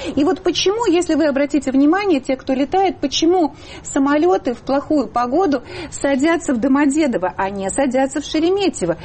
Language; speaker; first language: Russian; native; Russian